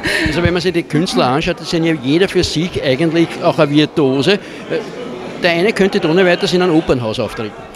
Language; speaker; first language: German; native; German